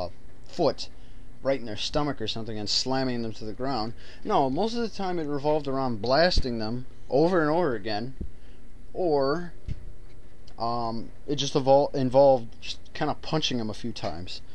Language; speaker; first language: English; native; English